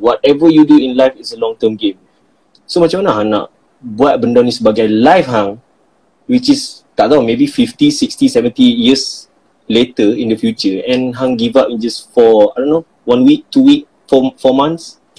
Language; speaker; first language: English; non-native, local second language; Malay